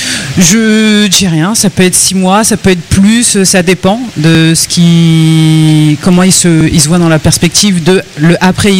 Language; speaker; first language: French; native; French